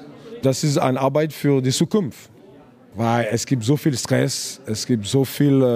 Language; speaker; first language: German; non-native, learner; French